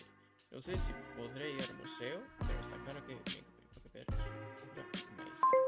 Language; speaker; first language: Spanish; non-native, fluent; English